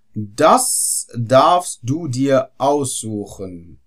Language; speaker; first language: German; non-native, fluent; Arabic